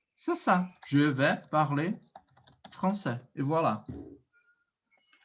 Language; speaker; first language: French; non-native, fluent; Portuguese